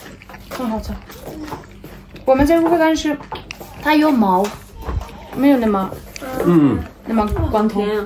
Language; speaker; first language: Chinese; non-native, fluent; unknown